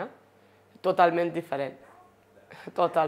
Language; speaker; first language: Spanish; non-native, fluent; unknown